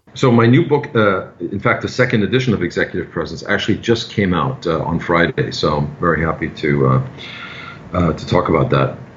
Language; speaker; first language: English; non-native, fluent; German